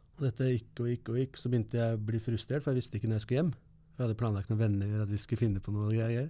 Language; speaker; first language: Norwegian; early bilingual, other home language; Kurdish